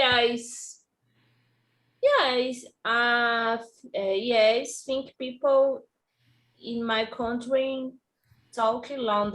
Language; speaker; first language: English; non-native, learner; Portuguese